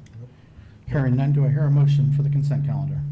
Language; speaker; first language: English; native; English